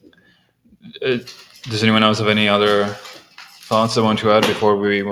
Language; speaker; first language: English; non-native, fluent; Portuguese